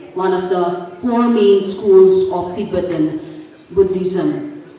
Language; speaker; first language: English; non-native, local second language; Nepali